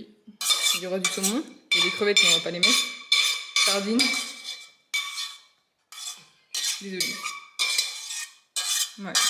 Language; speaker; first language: French; native; French